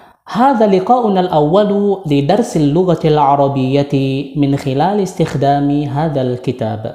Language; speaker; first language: Arabic; non-native, fluent; Indonesian